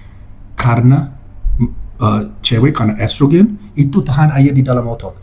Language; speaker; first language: Indonesian; non-native, fluent; English